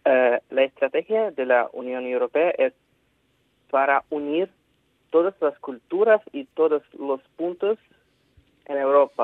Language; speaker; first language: Spanish; non-native, fluent; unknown